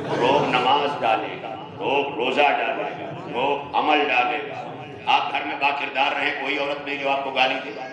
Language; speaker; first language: Urdu; non-native, local second language; Awadhi